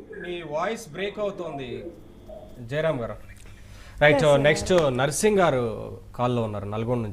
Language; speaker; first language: Telugu; native; Telugu